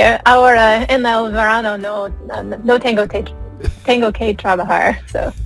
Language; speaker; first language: Spanish; non-native, learner; English